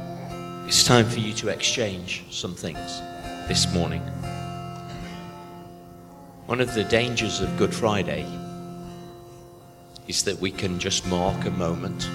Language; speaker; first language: English; native; English